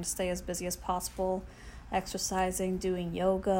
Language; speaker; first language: English; native; English